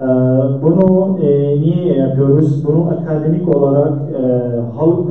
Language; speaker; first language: Turkish; non-native, fluent; Central Kurdish